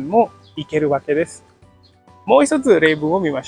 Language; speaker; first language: Japanese; non-native, fluent; Indonesian